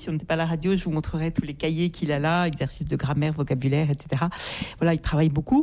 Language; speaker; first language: French; native; French